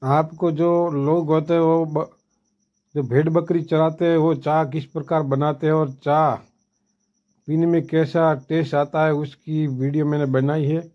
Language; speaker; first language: Hindi; non-native, local second language; Gujarati